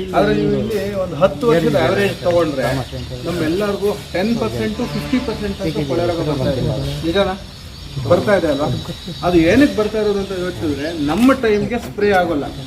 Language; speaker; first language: Kannada; native; Kannada